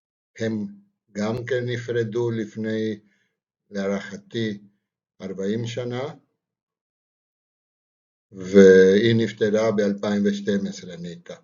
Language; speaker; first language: Hebrew; non-native, fluent; Spanish